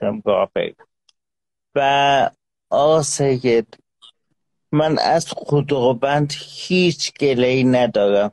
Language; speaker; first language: Persian; non-native, local second language; Azerbaijani